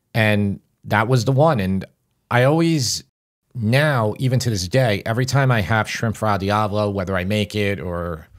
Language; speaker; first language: English; native; English